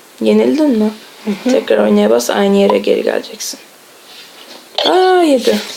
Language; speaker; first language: Turkish; native; Turkish